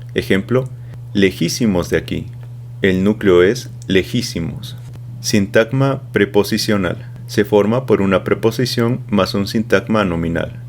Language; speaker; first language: Spanish; native; Spanish